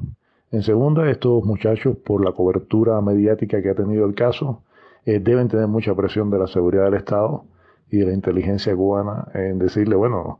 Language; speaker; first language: Spanish; native; Spanish